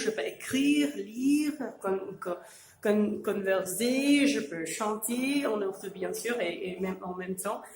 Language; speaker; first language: French; non-native, fluent; Urdu